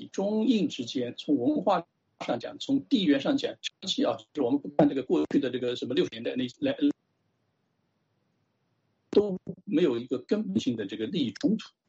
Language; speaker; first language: Chinese; native; Chinese